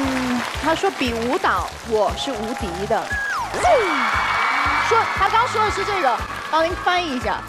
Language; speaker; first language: Chinese; native; Chinese